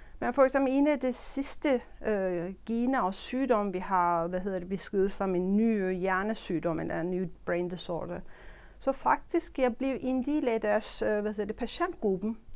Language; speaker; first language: Danish; non-native, fluent; Turkish